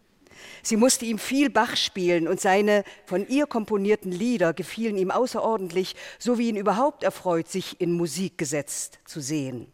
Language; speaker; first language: German; native; German